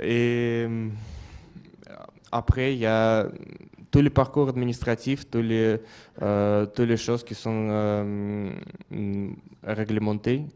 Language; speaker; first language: French; non-native, fluent; Russian